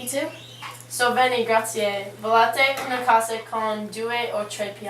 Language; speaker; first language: Italian; non-native, learner; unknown